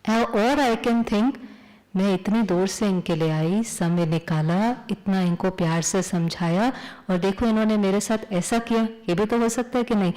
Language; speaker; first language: Hindi; native; Hindi